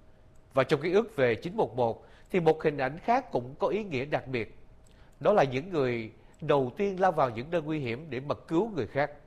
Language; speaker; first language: Vietnamese; native; Vietnamese